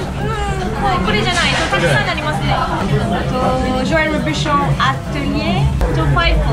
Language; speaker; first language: Japanese; non-native, learner; French